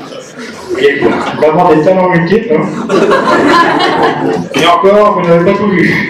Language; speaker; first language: French; native; French